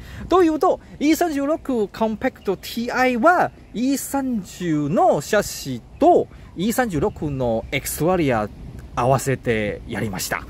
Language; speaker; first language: Japanese; non-native, learner; Chinese